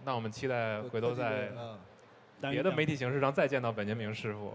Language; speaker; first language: Chinese; native; Chinese